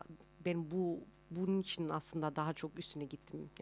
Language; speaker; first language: Turkish; early bilingual, heritage; Turkish